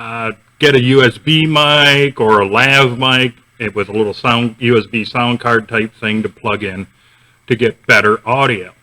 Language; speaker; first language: English; native; English